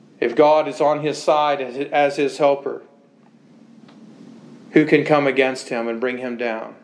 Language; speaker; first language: English; native; English